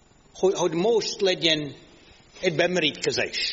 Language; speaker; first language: Hungarian; non-native, fluent; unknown